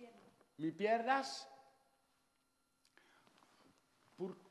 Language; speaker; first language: Spanish; non-native, learner; Wolof